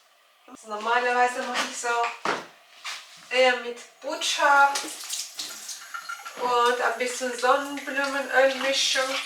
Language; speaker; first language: German; non-native, learner; Turkish